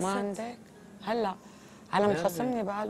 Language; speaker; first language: Arabic; native; Arabic